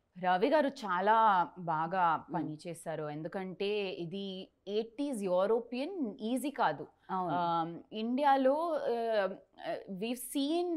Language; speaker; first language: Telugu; non-native, learner; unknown